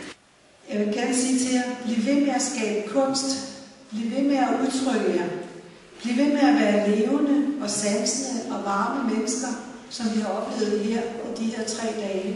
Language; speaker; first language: Danish; native; Danish